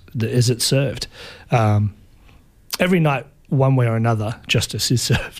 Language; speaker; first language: English; native; English